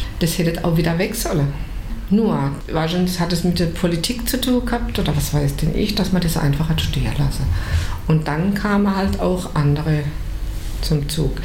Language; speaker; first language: German; native; German